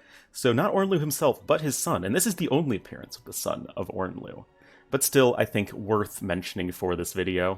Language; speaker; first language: English; native; English